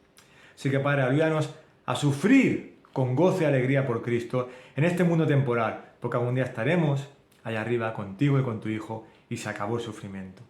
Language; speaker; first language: Spanish; native; Spanish